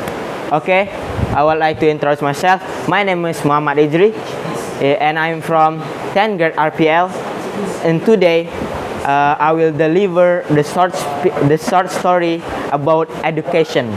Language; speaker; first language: English; non-native, learner; Indonesian